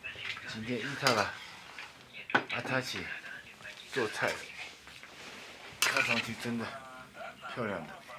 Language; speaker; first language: Chinese; native; Chinese